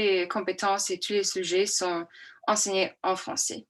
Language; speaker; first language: French; non-native, fluent; English